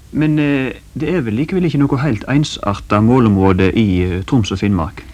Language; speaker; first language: Norwegian; native; Norwegian